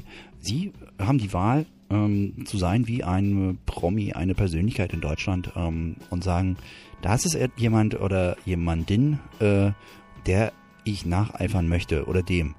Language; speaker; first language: German; native; German